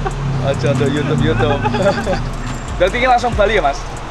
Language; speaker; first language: Indonesian; non-native, local second language; Javanese